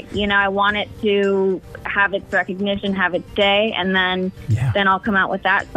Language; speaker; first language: English; native; English